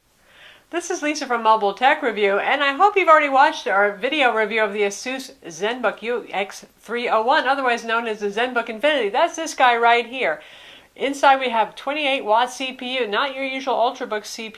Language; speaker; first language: English; native; English